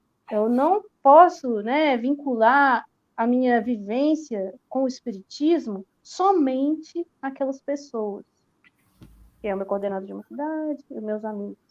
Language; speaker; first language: Portuguese; native; Portuguese